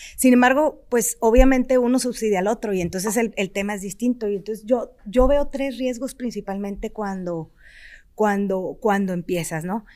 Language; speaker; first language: Spanish; native; Spanish